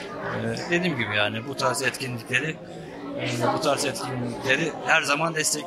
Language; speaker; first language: Turkish; early bilingual, other home language; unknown